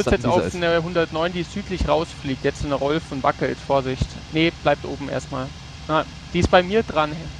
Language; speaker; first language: German; native; German